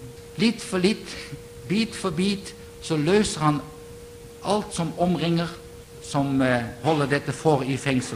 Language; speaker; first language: Norwegian; non-native, fluent; Dutch